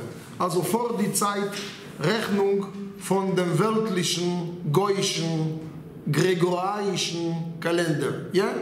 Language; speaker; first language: German; non-native, fluent; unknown